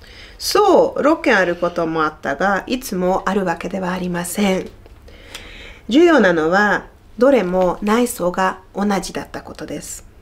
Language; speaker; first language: Japanese; non-native, fluent; Hungarian